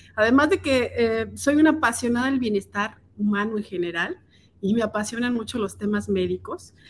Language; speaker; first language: Spanish; native; Spanish